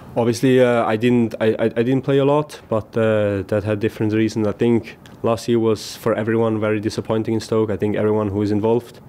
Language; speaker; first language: English; non-native, fluent; German